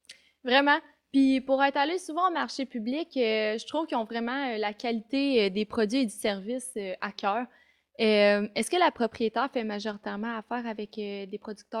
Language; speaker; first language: French; native; French